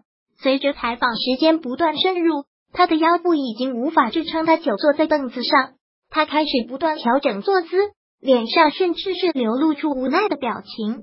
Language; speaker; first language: Chinese; native; Chinese